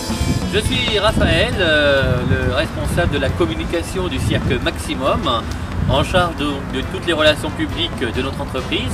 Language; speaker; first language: French; native; French